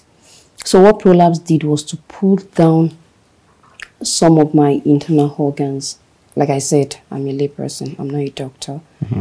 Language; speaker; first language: English; non-native, local second language; Yoruba